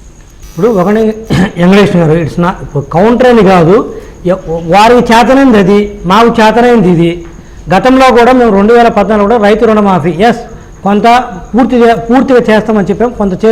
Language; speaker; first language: Telugu; native; Telugu